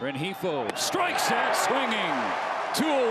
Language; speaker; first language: English; native; English